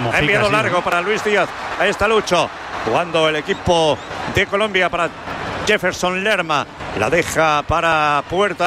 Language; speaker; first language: Spanish; native; Spanish